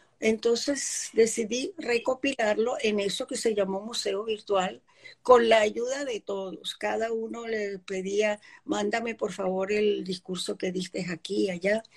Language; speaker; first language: Spanish; early bilingual, other home language; Polish